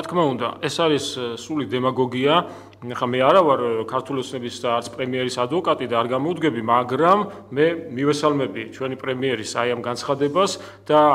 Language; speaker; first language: Georgian; native; Georgian